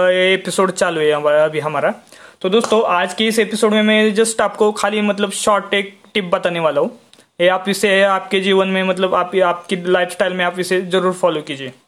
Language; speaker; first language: Hindi; non-native, local second language; Marathi